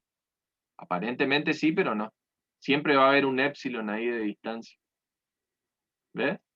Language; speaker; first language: Spanish; native; Spanish